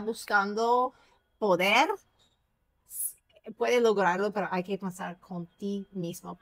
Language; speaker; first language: Spanish; non-native, fluent; English